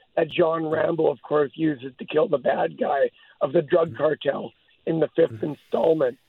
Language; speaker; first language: English; native; English